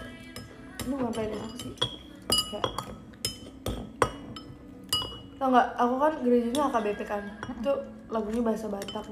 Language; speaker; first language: Indonesian; native; Indonesian